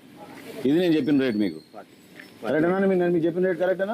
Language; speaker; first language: Telugu; native; Telugu